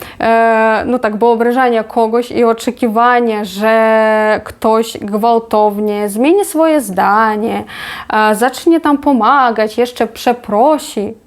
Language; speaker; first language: Polish; non-native, fluent; Ukrainian